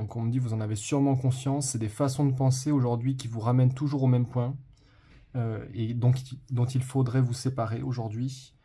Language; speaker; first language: French; native; French